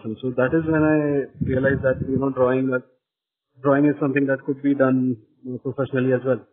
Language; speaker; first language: English; non-native, local second language; Marathi